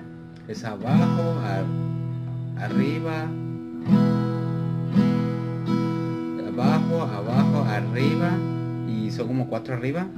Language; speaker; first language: Spanish; native; Spanish